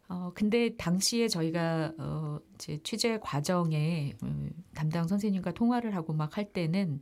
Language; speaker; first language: Korean; native; Korean